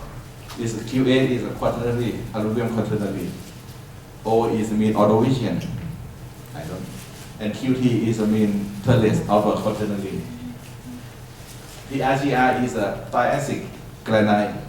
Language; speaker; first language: English; non-native, learner; Thai